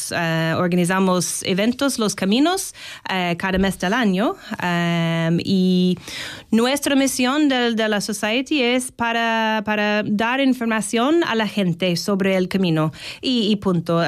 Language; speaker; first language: Spanish; non-native, learner; English